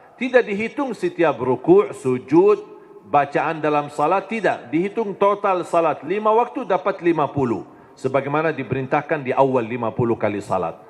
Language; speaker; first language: Indonesian; non-native, fluent; Arabic